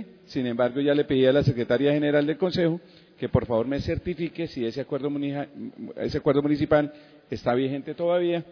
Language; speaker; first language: Spanish; native; Spanish